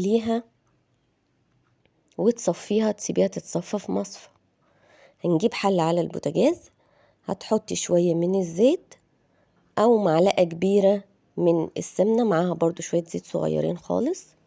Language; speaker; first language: Arabic; native; Arabic